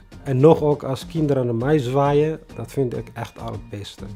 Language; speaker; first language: Dutch; non-native, fluent; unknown